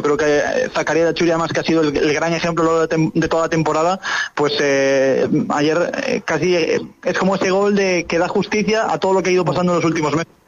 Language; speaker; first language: Spanish; native; Spanish